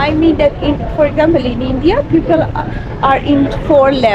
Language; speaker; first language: English; non-native, learner; Persian